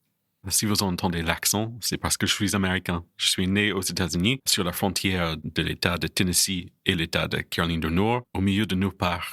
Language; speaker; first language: French; non-native, fluent; English